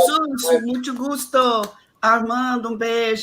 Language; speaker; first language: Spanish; non-native, learner; Portuguese